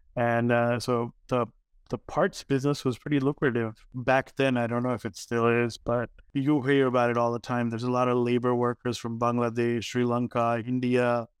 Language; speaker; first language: English; early bilingual, other home language; Arabic